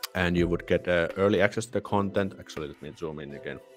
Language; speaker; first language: English; non-native, fluent; Finnish